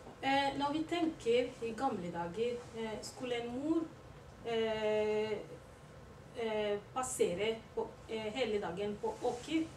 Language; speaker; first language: Norwegian; non-native, learner; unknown